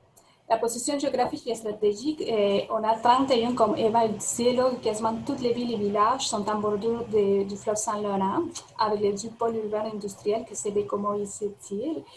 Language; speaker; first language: French; non-native, fluent; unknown